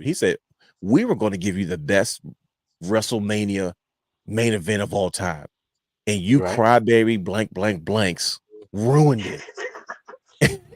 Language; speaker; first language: English; native; English